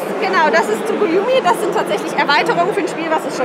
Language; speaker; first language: German; native; German